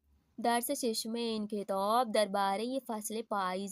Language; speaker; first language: Persian; non-native, fluent; Urdu